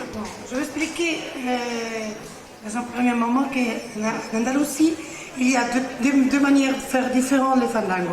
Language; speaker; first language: French; non-native, learner; Spanish